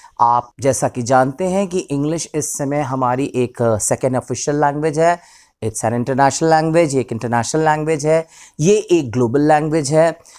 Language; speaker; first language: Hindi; native; Hindi